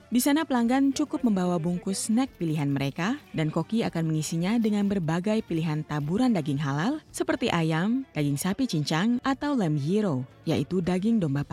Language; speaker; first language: Indonesian; native; Indonesian